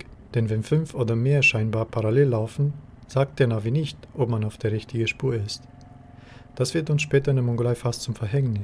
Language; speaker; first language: German; native; German